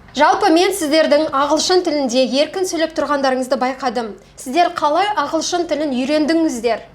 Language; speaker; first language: Kazakh; native; Kazakh